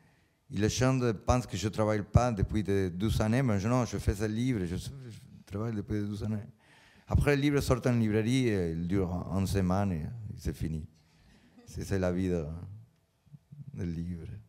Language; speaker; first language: French; non-native, learner; Spanish